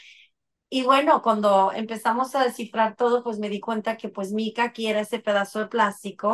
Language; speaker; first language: Spanish; native; Spanish